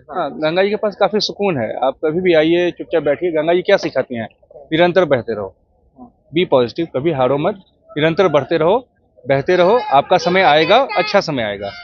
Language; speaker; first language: Hindi; native; Hindi